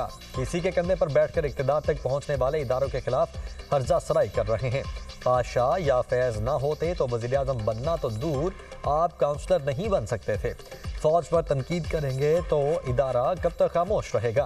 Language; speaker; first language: Urdu; native; Urdu